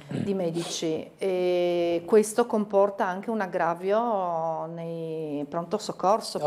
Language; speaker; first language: Italian; native; Italian